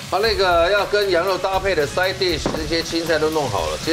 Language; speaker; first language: Chinese; native; Chinese